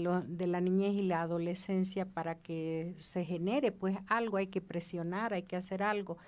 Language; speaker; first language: Spanish; native; Spanish